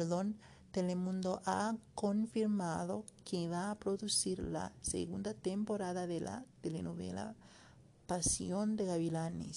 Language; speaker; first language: Spanish; non-native, learner; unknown